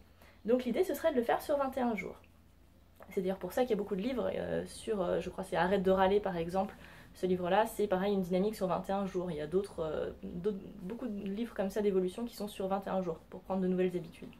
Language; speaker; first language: French; native; French